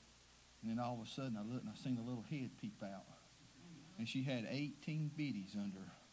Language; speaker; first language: English; native; English